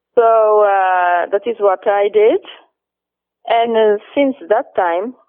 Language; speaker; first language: English; non-native, fluent; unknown